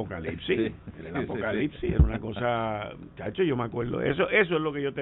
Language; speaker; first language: Spanish; native; Spanish